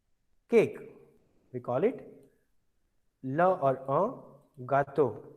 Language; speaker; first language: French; non-native, fluent; Hindi